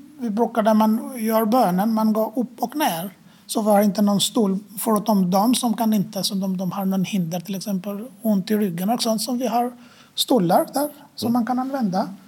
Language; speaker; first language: Swedish; non-native, fluent; Arabic